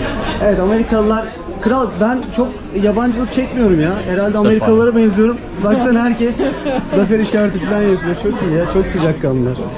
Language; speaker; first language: Turkish; native; Turkish